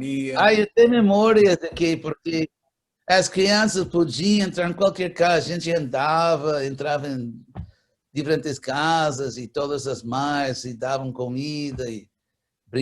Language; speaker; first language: Portuguese; non-native, fluent; English